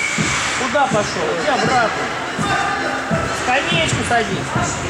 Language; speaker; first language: Russian; native; Russian